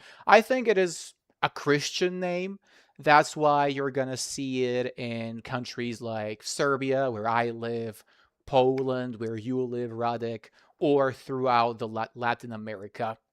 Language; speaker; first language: English; non-native, fluent; Serbian